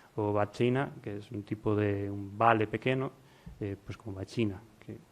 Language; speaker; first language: Spanish; non-native, local second language; Galician